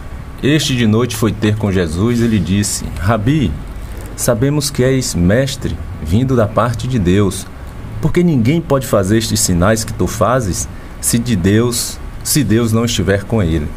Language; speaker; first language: Portuguese; native; Portuguese